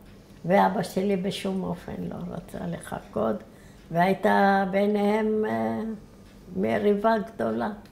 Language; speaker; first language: Hebrew; early bilingual, other home language; Arabic